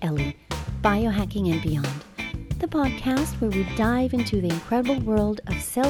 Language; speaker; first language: English; non-native, local second language; Filipino